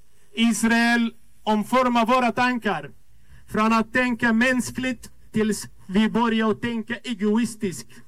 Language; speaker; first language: Swedish; non-native, fluent; Arabic